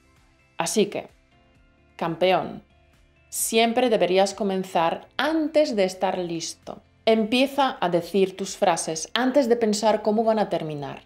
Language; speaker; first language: Spanish; native; Spanish